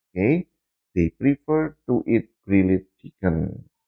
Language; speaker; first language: English; non-native, learner; Indonesian